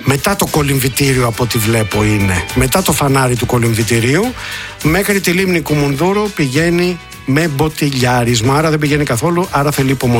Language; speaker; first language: Greek; native; Greek